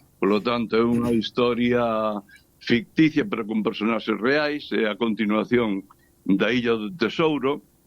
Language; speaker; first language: Galician; native; Galician